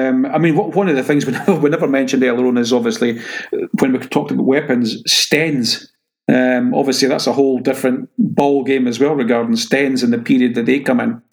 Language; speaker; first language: English; native; English